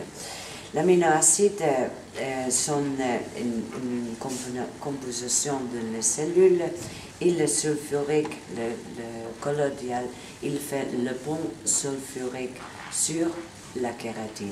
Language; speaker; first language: French; non-native, learner; Italian